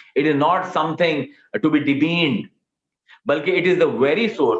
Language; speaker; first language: English; non-native, local second language; Urdu